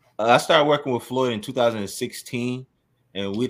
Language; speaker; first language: English; native; English